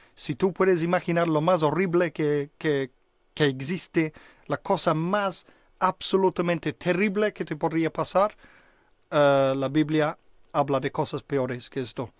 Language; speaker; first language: Spanish; non-native, fluent; English